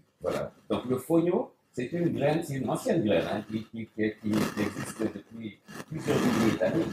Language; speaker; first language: French; non-native, local second language; Wolof